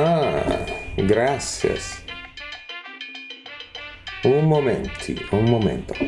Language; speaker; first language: Spanish; non-native, learner; English